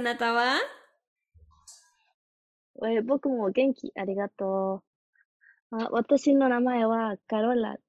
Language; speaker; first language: Japanese; non-native, learner; Spanish